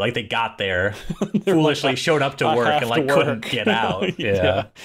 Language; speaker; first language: English; native; English